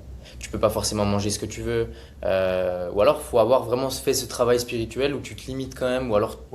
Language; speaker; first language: French; native; French